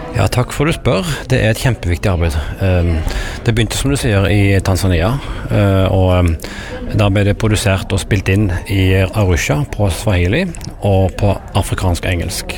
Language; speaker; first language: Norwegian; native; Norwegian